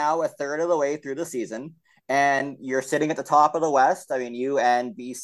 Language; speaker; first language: English; native; English